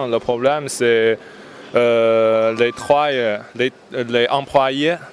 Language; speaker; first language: French; non-native, learner; Chinese